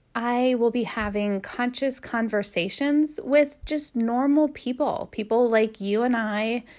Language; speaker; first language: English; native; English